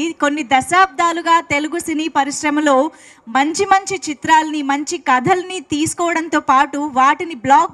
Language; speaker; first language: Telugu; native; Telugu